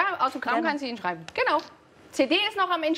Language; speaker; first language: German; native; German